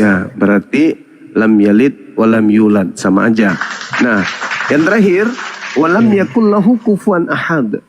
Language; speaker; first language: Indonesian; native; Indonesian